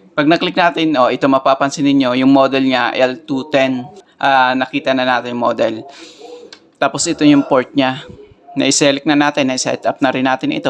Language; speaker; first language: Filipino; native; Filipino